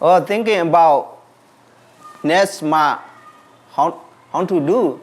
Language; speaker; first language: English; non-native, learner; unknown